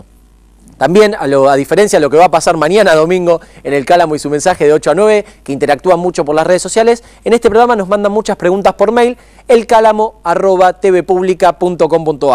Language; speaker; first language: Spanish; native; Spanish